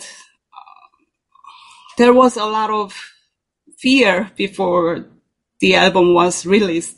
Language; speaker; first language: English; non-native, learner; Korean